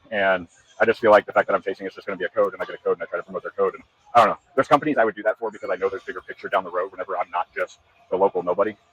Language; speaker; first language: English; native; English